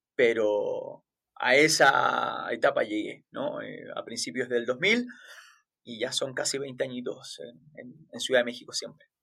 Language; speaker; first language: Spanish; native; Spanish